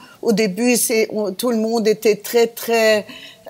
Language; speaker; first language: French; non-native, fluent; German